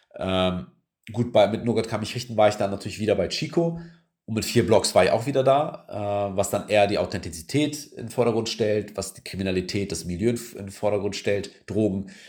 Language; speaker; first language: German; early bilingual, other home language; Turkish